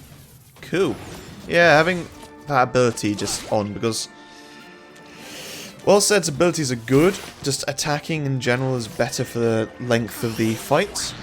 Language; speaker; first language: English; native; English